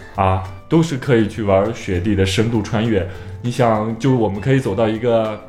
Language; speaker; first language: Chinese; native; Chinese